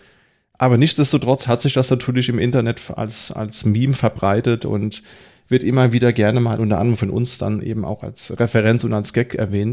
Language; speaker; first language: German; native; German